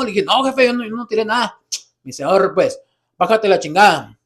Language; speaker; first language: Spanish; early bilingual, heritage; Spanish